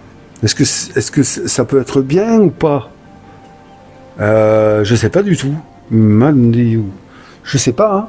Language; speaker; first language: French; native; French